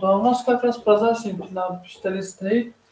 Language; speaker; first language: Russian; non-native, fluent; Tajik